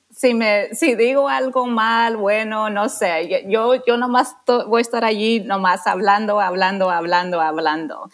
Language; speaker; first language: Spanish; non-native, fluent; English